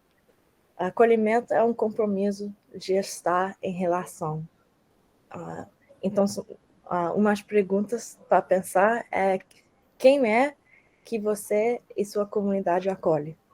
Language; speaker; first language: Portuguese; early bilingual, heritage; Portuguese